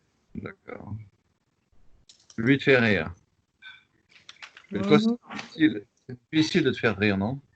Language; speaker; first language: French; native; French